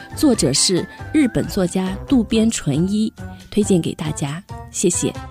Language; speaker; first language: Chinese; native; Chinese